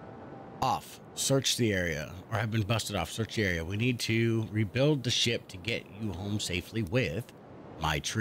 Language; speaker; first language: English; native; English